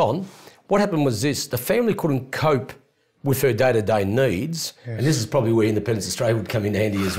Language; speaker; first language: English; native; English